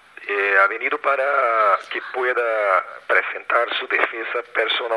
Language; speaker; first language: Spanish; non-native, fluent; Portuguese